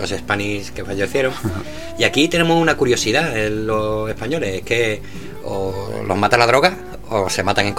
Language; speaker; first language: Spanish; native; Spanish